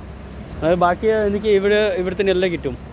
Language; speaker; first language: Malayalam; non-native, local second language; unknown